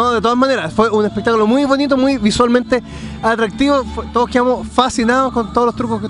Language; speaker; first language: Spanish; native; Spanish